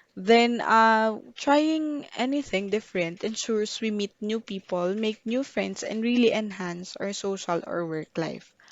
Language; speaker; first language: English; non-native, local second language; Filipino